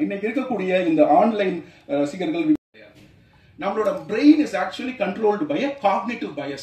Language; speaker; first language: Tamil; native; Tamil